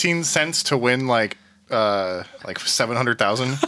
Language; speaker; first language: English; native; English